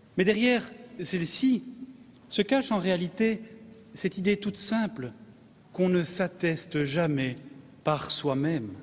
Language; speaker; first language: French; native; French